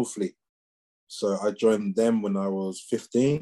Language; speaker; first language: English; native; English